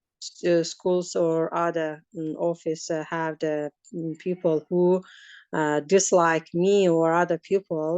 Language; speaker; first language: English; non-native, learner; Azerbaijani